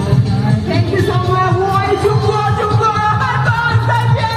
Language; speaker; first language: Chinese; non-native, learner; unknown